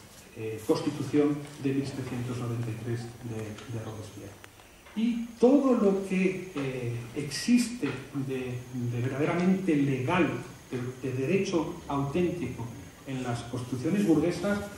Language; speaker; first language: Spanish; native; Spanish